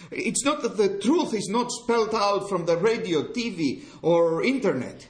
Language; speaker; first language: English; non-native, fluent; Greek